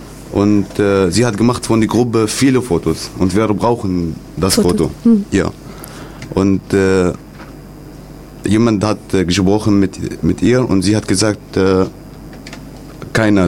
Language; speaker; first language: German; non-native, learner; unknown